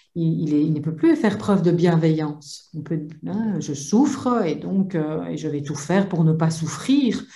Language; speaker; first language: French; native; French